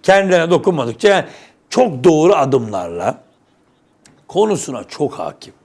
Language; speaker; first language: Turkish; native; Turkish